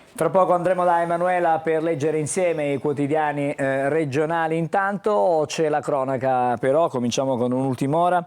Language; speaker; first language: Italian; native; Italian